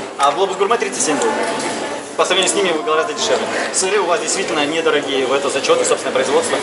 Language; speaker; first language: Russian; native; Russian